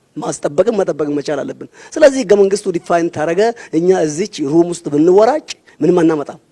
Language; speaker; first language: Amharic; non-native, local second language; Oromo